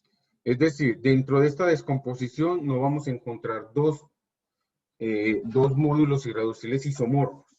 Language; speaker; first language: Spanish; native; Spanish